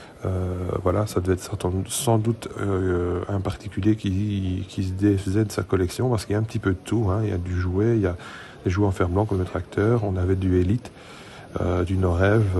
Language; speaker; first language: French; native; French